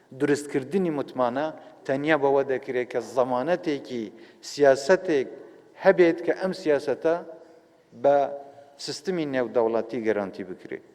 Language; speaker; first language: Central Kurdish; non-native, local second language; Kurdish